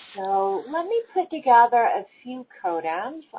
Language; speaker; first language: English; native; English